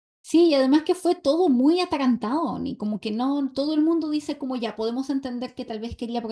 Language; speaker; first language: Spanish; native; Spanish